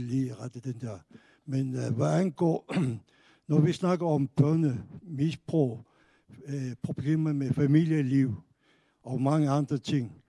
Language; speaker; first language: Danish; non-native, local second language; Kalaallisut